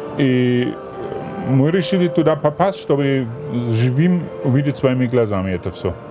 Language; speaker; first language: Russian; non-native, fluent; German